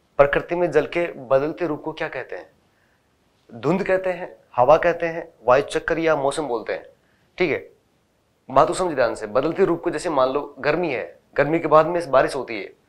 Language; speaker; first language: Hindi; native; Hindi